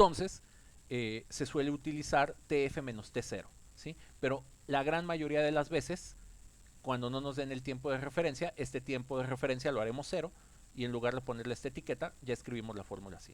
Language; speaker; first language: Spanish; native; Spanish